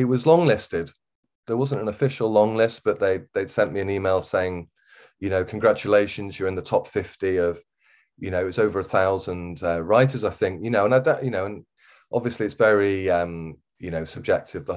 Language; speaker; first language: English; native; English